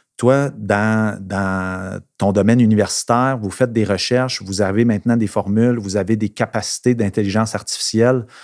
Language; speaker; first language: French; native; French